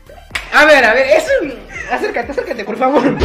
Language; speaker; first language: Spanish; native; Spanish